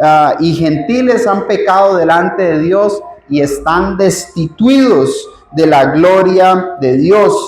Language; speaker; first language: Spanish; native; Spanish